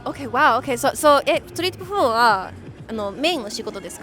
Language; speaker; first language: Japanese; non-native, learner; English